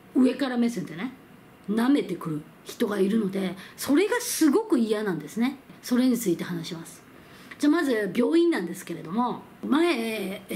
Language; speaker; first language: Japanese; non-native, fluent; Korean